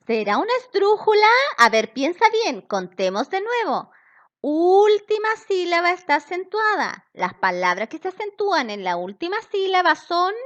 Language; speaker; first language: Spanish; native; Spanish